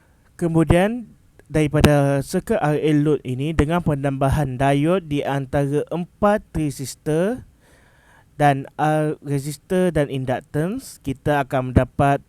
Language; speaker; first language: Malay; native; Malay